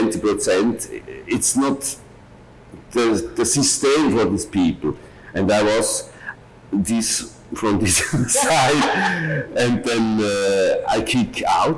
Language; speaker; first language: English; non-native, learner; German